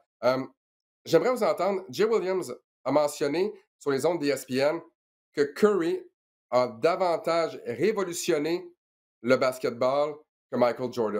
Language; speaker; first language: French; native; French